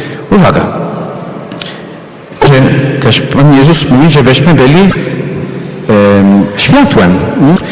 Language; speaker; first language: Polish; non-native, fluent; Italian